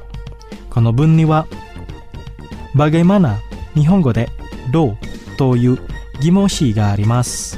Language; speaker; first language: Japanese; non-native, fluent; Indonesian